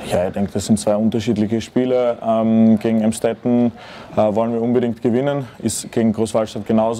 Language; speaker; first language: German; native; German